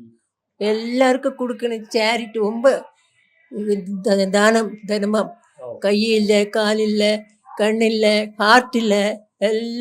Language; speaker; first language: Tamil; non-native, local second language; Malayalam